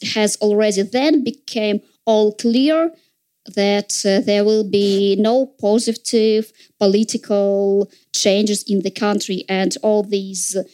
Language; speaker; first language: English; non-native, fluent; Russian